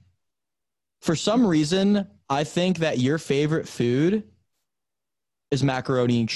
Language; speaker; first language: English; native; English